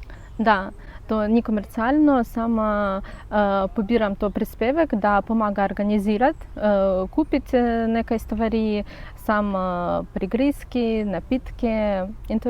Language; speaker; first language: Slovenian; non-native, learner; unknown